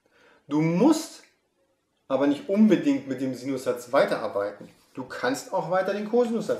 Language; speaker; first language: German; native; German